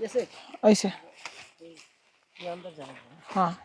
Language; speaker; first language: Hindi; non-native, local second language; Kannada